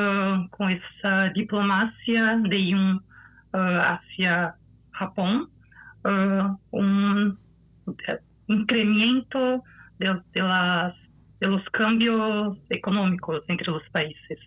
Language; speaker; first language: Spanish; non-native, fluent; Portuguese